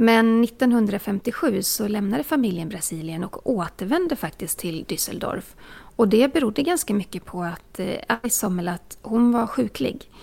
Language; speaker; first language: Swedish; native; Swedish